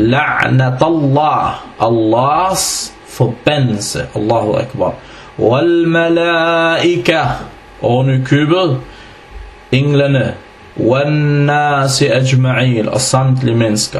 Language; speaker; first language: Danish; non-native, fluent; Arabic